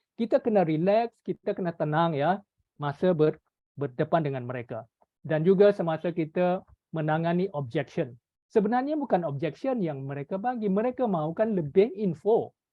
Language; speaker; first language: Malay; native; Malay